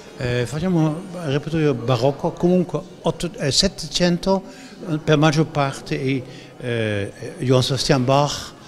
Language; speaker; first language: Italian; non-native, learner; Dutch